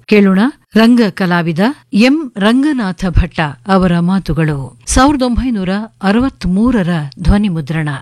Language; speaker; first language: Kannada; native; Kannada